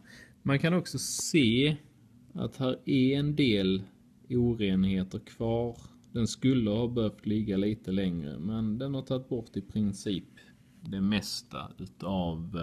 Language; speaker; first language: Swedish; native; Swedish